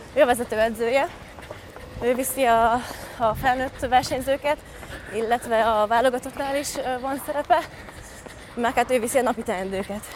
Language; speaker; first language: Hungarian; native; Hungarian